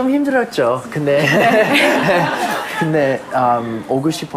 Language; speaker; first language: Korean; early bilingual, heritage; English